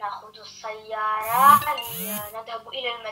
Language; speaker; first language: Arabic; non-native, learner; French